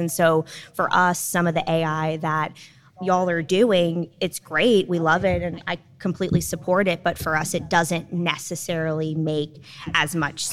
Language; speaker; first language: English; native; English